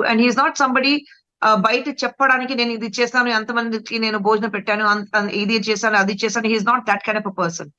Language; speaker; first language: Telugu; non-native, local second language; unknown